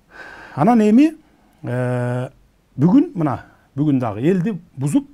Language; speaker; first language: Kyrgyz; native; Kyrgyz